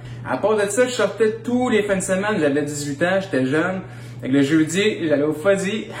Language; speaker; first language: French; native; French